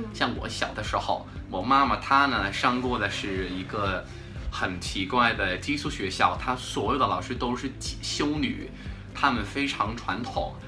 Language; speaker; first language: Chinese; non-native, fluent; English